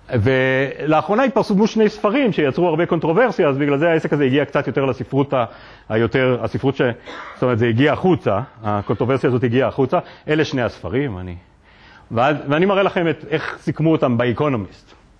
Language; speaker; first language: Hebrew; native; Hebrew